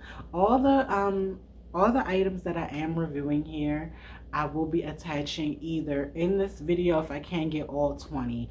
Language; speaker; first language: English; native; English